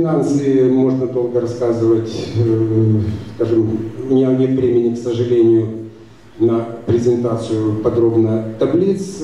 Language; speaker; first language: Russian; native; Russian